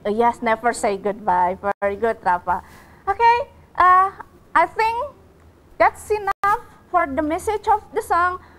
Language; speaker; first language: English; non-native, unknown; Indonesian